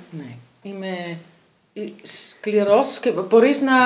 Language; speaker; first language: Greek; non-native, learner; German